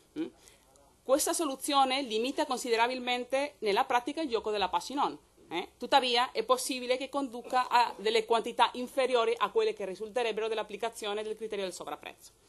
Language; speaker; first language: Italian; non-native, fluent; Spanish